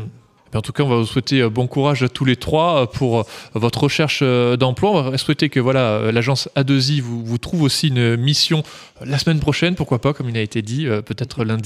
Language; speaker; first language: French; native; French